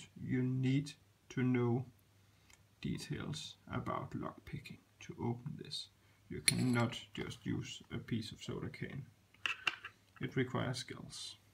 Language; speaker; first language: English; non-native, fluent; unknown